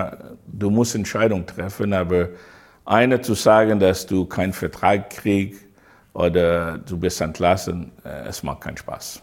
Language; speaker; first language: German; non-native, learner; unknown